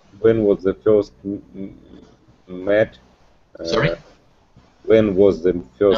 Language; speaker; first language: English; non-native, learner; Russian